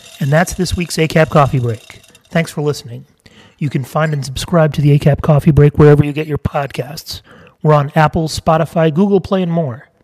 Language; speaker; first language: English; native; English